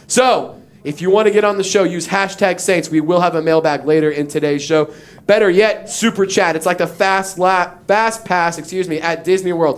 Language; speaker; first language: English; native; English